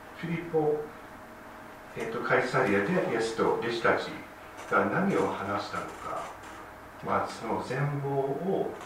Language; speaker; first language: Japanese; non-native, fluent; English